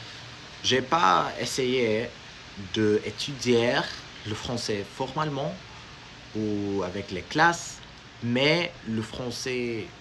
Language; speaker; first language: French; non-native, learner; Amharic